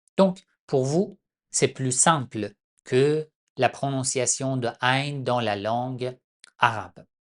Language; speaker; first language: French; non-native, fluent; Persian